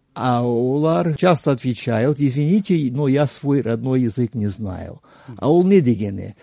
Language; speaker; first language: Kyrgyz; non-native, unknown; English